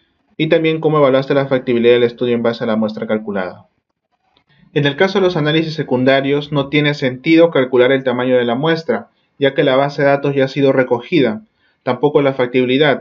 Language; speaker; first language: Spanish; native; Spanish